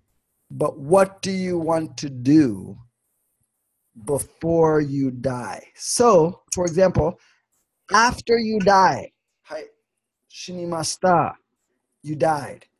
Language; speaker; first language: English; non-native, fluent; Swedish